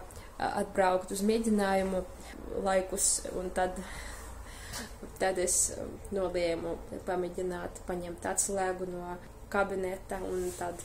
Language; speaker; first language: Latvian; non-native, fluent; Russian